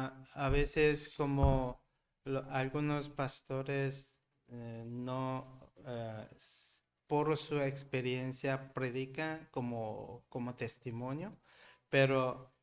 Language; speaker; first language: Spanish; non-native, learner; Korean